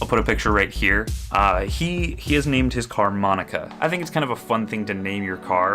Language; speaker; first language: English; native; English